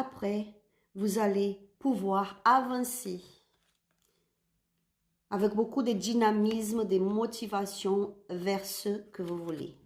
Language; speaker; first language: French; non-native, learner; Spanish